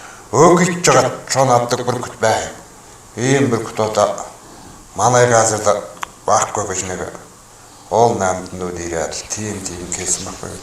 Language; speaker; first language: Mongolian; non-native, local second language; Kazakh